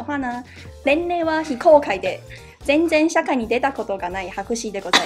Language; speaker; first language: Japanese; non-native, fluent; Chinese